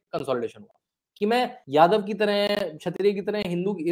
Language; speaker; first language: Hindi; native; Hindi